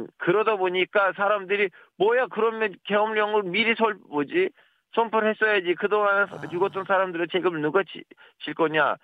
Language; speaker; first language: Korean; non-native, fluent; Turkish